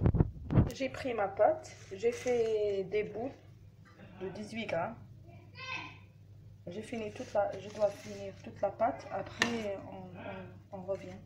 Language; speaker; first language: French; non-native, learner; Arabic